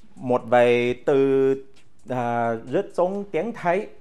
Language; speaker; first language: Vietnamese; non-native, learner; English